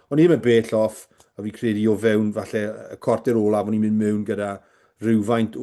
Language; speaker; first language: Welsh; native; Welsh